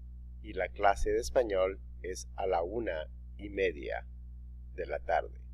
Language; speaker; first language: Spanish; non-native, fluent; English